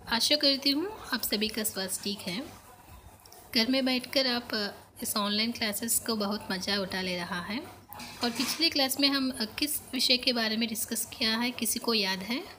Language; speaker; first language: Hindi; non-native, local second language; Telugu